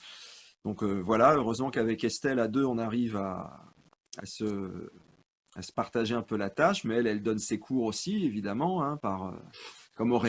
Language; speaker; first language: French; native; French